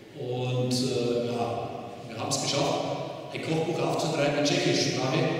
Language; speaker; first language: German; native; German